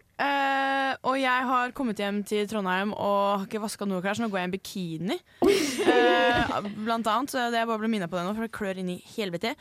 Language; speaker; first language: Norwegian; native; Norwegian